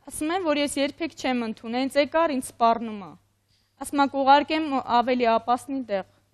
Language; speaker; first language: Armenian; native; Armenian